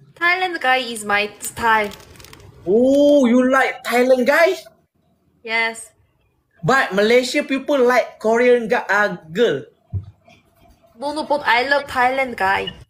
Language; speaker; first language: English; non-native, learner; Malay